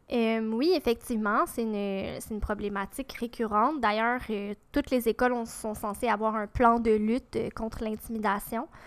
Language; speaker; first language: French; native; French